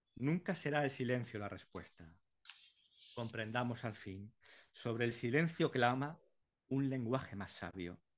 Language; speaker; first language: Spanish; native; Spanish